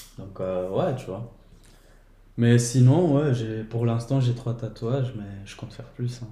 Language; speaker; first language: French; early bilingual, other home language; Portuguese